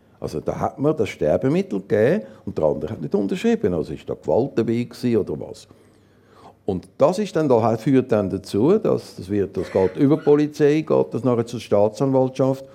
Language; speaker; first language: German; native; German